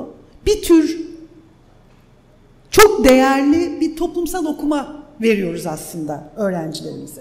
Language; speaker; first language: Turkish; native; Turkish